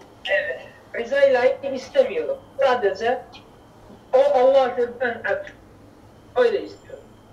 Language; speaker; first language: Turkish; non-native, learner; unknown